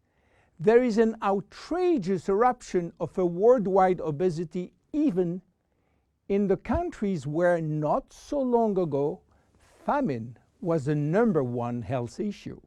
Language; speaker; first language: English; non-native, fluent; French